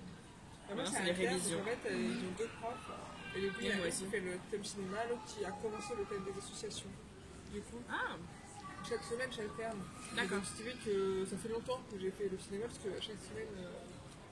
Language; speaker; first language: French; native; French